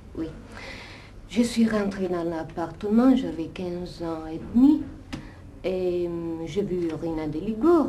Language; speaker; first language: French; non-native, fluent; Italian